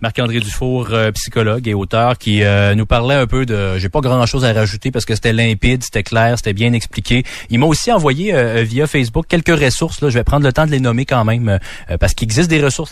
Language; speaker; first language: French; native; French